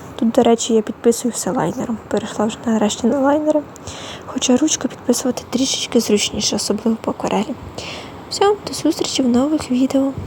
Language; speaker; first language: Ukrainian; non-native, local second language; Russian